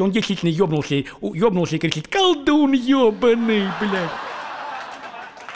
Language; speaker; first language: Russian; native; Russian